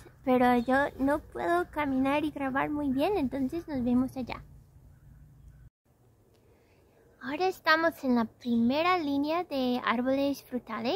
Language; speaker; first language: Spanish; non-native, fluent; English